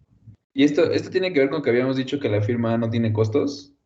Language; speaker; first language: Spanish; native; Spanish